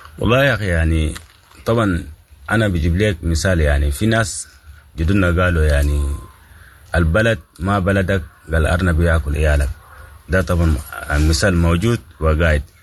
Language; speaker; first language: Arabic; non-native, local second language; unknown